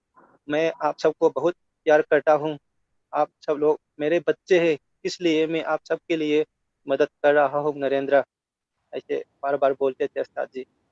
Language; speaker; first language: Hindi; non-native, local second language; Manipuri